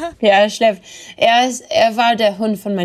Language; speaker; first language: German; non-native, learner; English